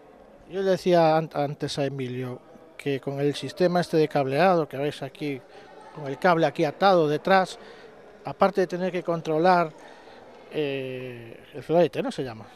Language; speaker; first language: Spanish; native; Spanish